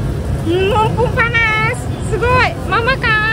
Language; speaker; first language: Indonesian; non-native, learner; Japanese